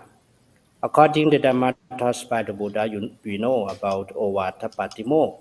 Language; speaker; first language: English; non-native, learner; Thai